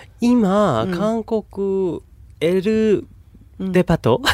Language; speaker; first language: Japanese; non-native, learner; Korean